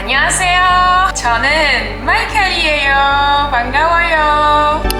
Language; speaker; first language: Korean; non-native, learner; English